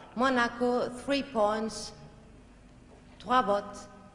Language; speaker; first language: English; non-native, fluent; Swedish